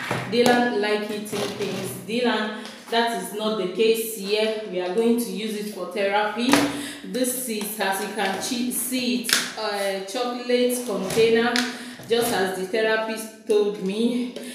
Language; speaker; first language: English; non-native, local second language; Igbo